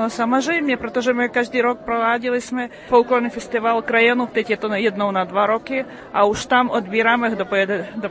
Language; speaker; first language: Czech; early bilingual, heritage; Czech